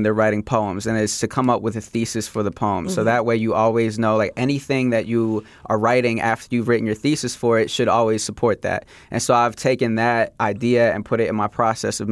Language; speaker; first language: English; native; English